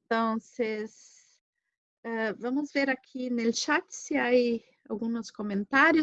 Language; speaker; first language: Spanish; non-native, fluent; Portuguese